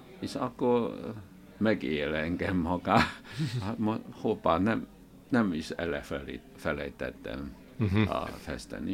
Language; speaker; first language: Hungarian; non-native, learner; Chinese